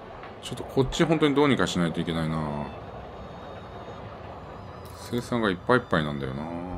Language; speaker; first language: Japanese; native; Japanese